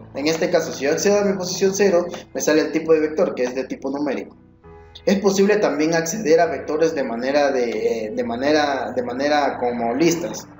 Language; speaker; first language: Spanish; native; Spanish